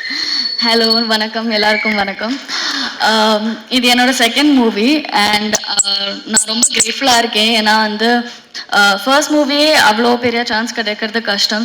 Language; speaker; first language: Tamil; non-native, fluent; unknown